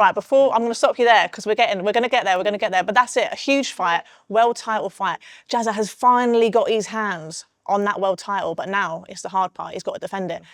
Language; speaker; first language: English; native; English